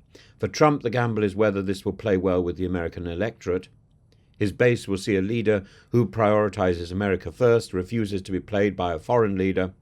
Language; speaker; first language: English; native; English